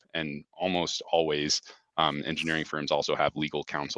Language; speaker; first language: English; native; English